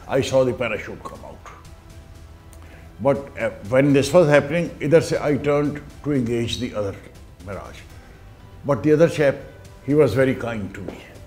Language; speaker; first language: English; non-native, local second language; Urdu